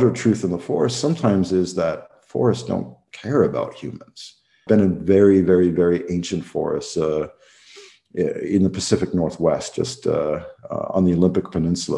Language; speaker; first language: English; native; English